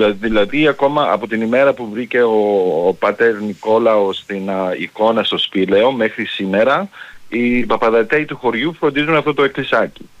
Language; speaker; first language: Greek; early bilingual, heritage; Greek